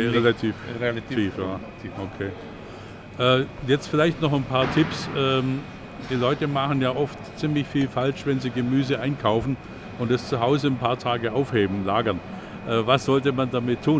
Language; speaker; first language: German; native; German